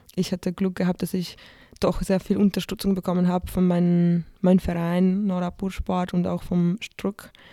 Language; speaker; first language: German; non-native, fluent; Polish